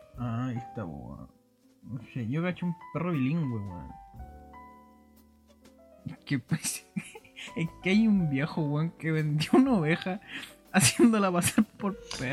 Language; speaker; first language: Spanish; native; Spanish